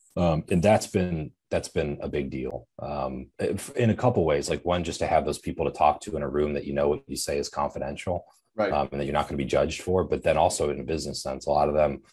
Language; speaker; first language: English; native; English